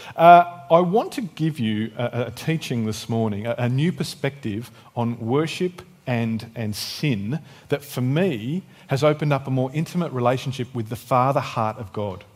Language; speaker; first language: English; native; English